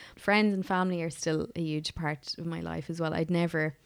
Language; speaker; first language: English; native; English